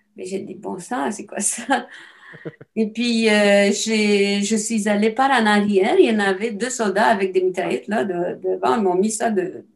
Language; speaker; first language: French; non-native, fluent; Romanian